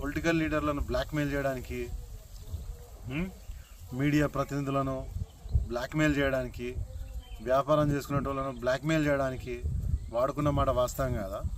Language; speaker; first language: Telugu; native; Telugu